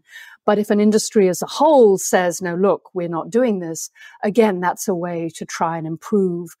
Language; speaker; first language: English; native; English